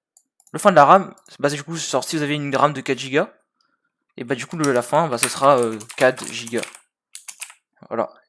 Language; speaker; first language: French; native; French